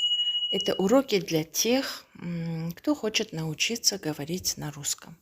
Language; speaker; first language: Russian; non-native, local second language; Kazakh